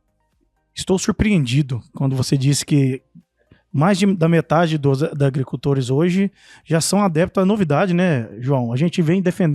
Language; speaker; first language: Portuguese; native; Portuguese